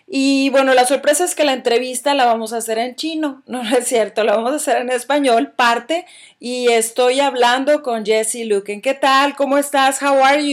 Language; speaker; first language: Spanish; native; Spanish